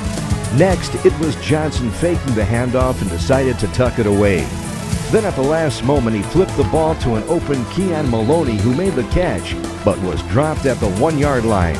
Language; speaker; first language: English; native; English